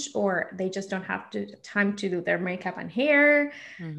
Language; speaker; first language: English; non-native, fluent; Spanish